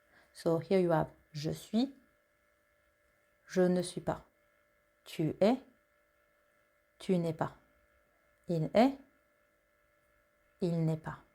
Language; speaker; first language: French; non-native, fluent; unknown